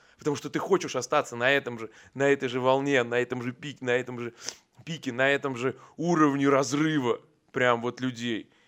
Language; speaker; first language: Russian; native; Russian